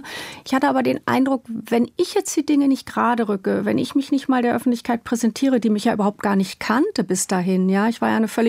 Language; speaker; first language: German; native; German